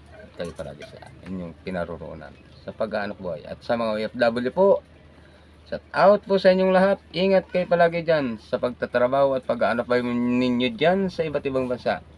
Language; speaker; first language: Filipino; native; Filipino